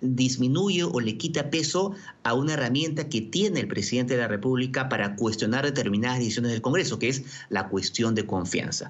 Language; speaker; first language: Spanish; native; Spanish